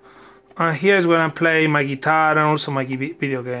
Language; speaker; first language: English; non-native, learner; Spanish